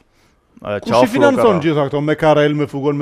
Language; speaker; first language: Albanian; native; Albanian